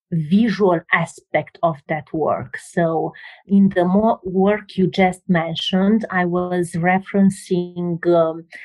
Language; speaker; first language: English; non-native, fluent; Romanian